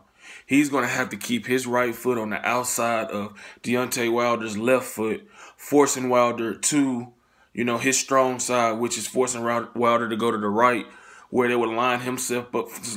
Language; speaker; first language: English; native; English